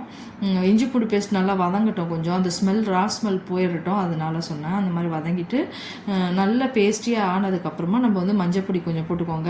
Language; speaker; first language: Tamil; native; Tamil